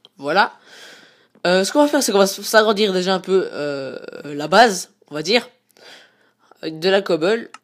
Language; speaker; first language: French; native; French